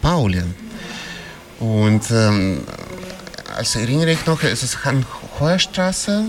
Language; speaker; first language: German; non-native, fluent; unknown